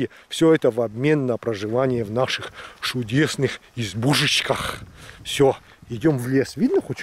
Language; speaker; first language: Russian; native; Russian